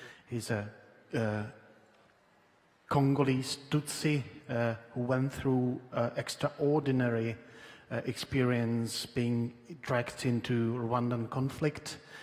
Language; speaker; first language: English; non-native, fluent; Czech